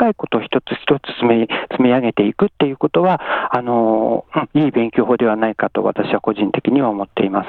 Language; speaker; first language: Japanese; native; Japanese